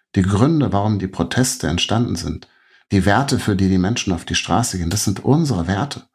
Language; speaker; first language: German; native; German